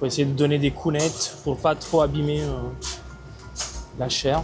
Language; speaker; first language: French; non-native, fluent; Italian